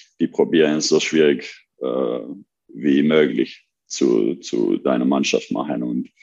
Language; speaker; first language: German; non-native, learner; Finnish